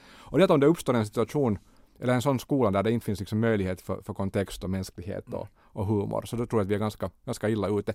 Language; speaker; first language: Swedish; native; Swedish